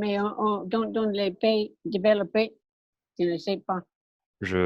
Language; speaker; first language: French; non-native, learner; English